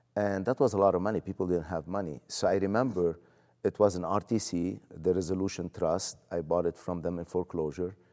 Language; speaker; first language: English; non-native, fluent; Arabic